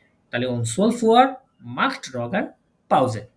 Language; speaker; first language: German; non-native, learner; Bangla